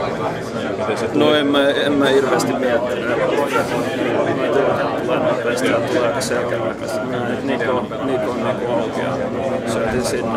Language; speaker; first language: Finnish; native; Finnish